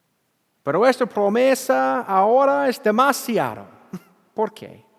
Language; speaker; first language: Spanish; non-native, learner; English